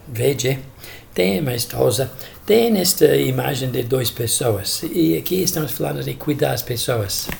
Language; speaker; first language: Portuguese; non-native, fluent; English